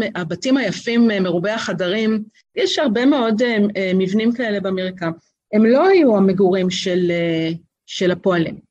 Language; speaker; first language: Hebrew; native; Hebrew